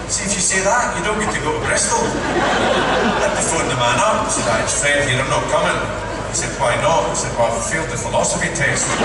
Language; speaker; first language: English; native; English